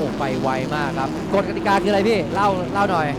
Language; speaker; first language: Thai; native; Thai